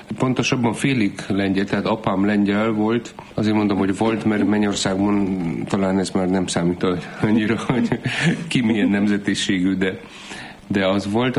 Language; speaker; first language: Hungarian; non-native, fluent; Polish